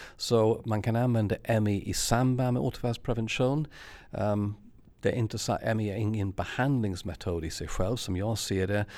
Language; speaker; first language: Swedish; non-native, fluent; English